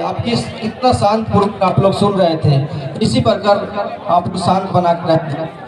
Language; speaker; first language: Hindi; native; Hindi